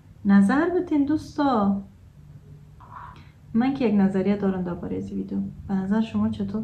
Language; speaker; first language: Persian; native; Persian